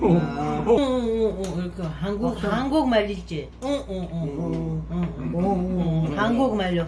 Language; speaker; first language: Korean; non-native, learner; Mongolian